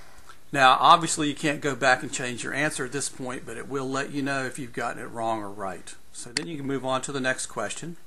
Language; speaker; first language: English; native; English